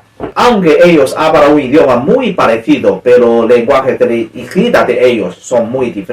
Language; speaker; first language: Spanish; non-native, learner; Chinese